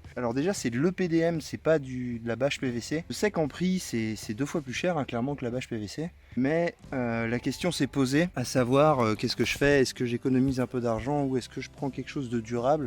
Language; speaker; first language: French; native; French